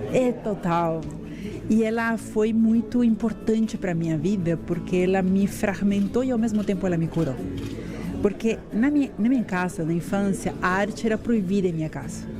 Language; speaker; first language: Portuguese; non-native, fluent; Spanish